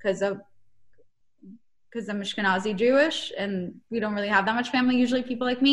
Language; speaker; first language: English; non-native, fluent; Hebrew